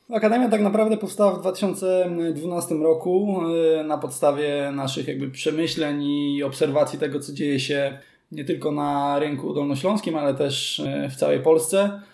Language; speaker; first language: Polish; native; Polish